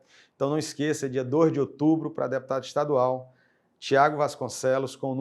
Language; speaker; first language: Portuguese; native; Portuguese